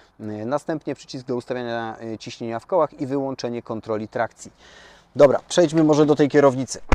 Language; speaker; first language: Polish; native; Polish